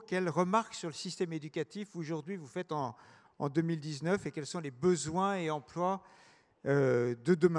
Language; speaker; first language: French; native; French